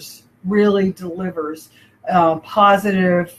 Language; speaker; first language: English; native; English